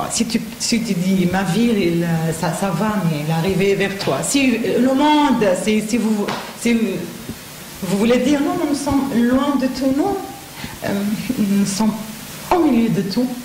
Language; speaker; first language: French; non-native, fluent; Arabic